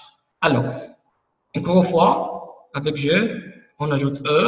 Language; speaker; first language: French; non-native, fluent; Arabic